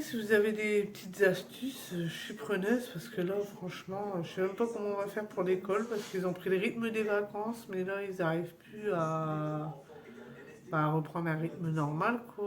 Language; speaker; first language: French; native; French